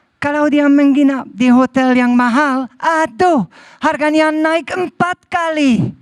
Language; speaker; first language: Indonesian; non-native, learner; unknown